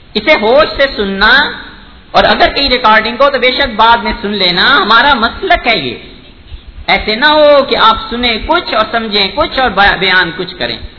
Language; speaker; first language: Urdu; native; Urdu